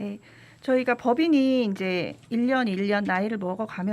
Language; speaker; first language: Korean; native; Korean